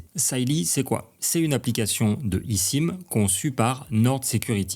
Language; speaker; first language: French; native; French